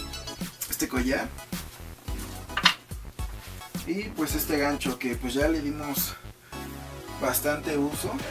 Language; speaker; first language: Spanish; native; Spanish